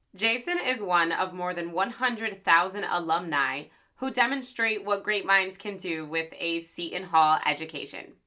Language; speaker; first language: English; early bilingual, other home language; Spanish